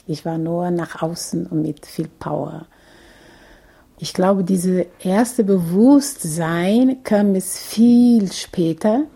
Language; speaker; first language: German; non-native, fluent; Portuguese